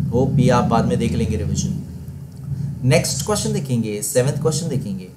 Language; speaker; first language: Hindi; non-native, local second language; Marathi